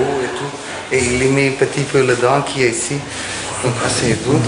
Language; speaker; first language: French; non-native, learner; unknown